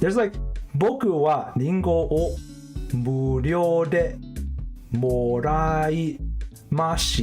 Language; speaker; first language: Japanese; non-native, learner; English